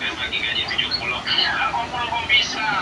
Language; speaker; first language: Malay; native; Malay